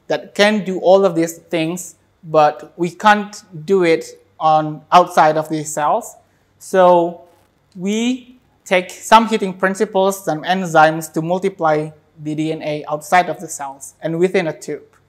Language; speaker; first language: English; non-native, fluent; Indonesian